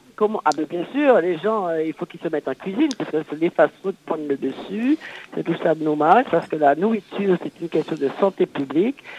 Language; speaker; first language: French; native; French